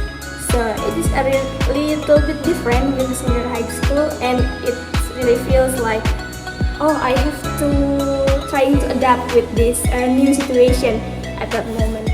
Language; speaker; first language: English; non-native, learner; Indonesian